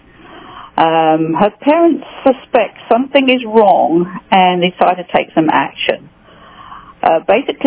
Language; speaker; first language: English; native; English